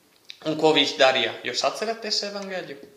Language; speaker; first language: Latvian; non-native, fluent; Italian